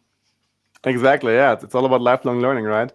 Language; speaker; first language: English; non-native, fluent; German